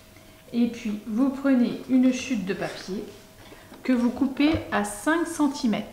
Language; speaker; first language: French; native; French